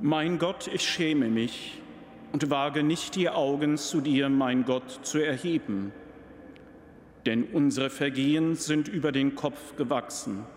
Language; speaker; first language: German; native; German